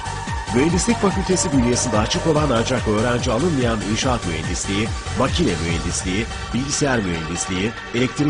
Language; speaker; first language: Turkish; native; Turkish